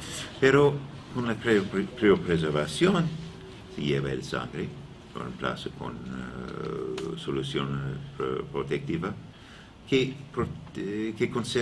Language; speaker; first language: Spanish; non-native, learner; English